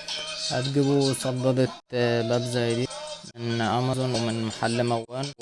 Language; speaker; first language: Arabic; native; Arabic